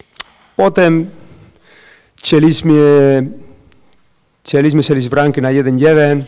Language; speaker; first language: Polish; non-native, learner; Spanish